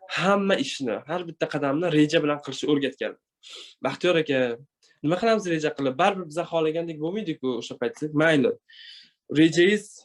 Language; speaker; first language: Uzbek; non-native, local second language; Tajik